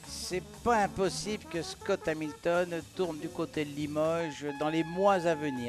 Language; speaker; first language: French; native; French